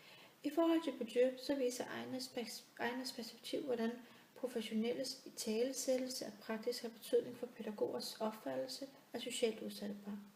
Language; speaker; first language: Danish; native; Danish